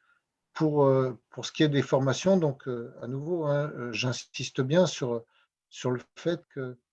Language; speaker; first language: French; native; French